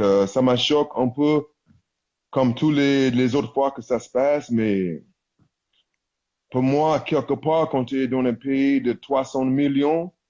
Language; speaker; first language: French; non-native, learner; English